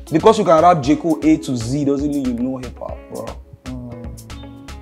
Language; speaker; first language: English; non-native, local second language; Hausa